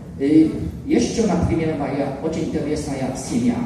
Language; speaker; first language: Russian; non-native, learner; Polish